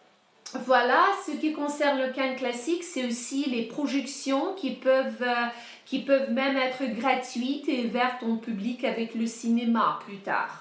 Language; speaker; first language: French; non-native, fluent; Russian